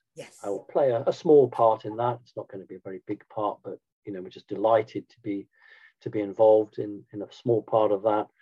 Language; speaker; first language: English; native; English